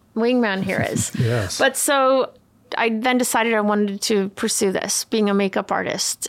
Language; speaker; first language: English; early bilingual, other home language; Swedish